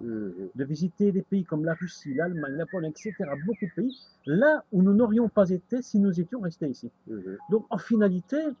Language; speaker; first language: French; native; French